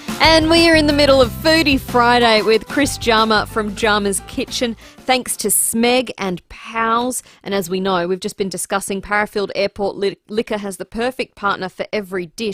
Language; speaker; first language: English; native; English